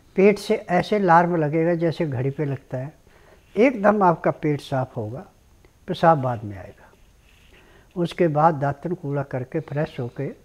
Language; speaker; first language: Hindi; native; Hindi